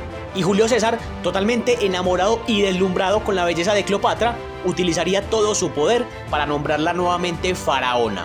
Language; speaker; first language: Spanish; native; Spanish